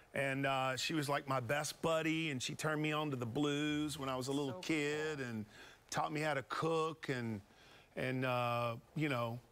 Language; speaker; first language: English; native; English